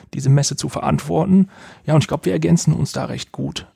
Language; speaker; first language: German; native; German